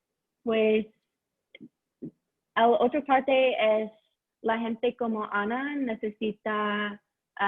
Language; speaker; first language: Spanish; non-native, learner; English